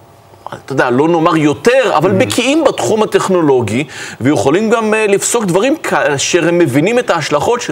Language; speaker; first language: Hebrew; native; Hebrew